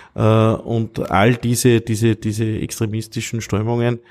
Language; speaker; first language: German; native; German